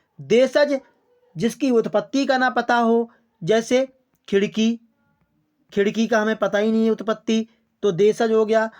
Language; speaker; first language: Hindi; native; Hindi